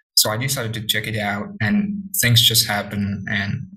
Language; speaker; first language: English; non-native, fluent; Morisyen